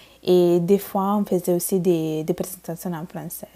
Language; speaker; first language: French; non-native, fluent; Bangla